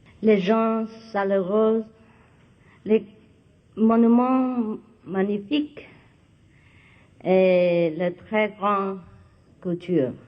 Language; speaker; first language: French; non-native, fluent; Vietnamese